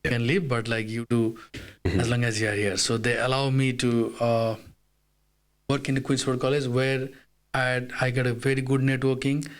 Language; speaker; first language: English; non-native, fluent; Nepali